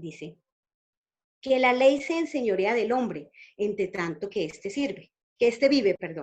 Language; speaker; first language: Spanish; native; Spanish